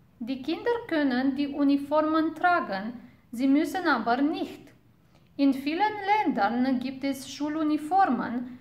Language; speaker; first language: German; non-native, fluent; Romanian